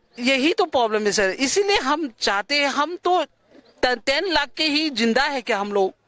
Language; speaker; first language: Hindi; non-native, local second language; Manipuri